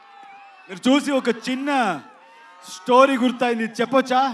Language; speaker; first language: Telugu; non-native, learner; Kannada